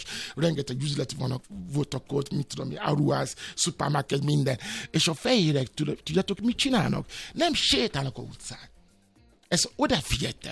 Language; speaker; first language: Hungarian; non-native, fluent; Yoruba